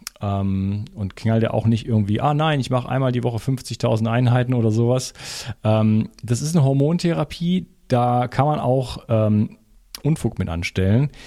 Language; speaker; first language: German; native; German